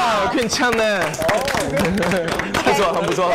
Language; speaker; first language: Korean; non-native, learner; Chinese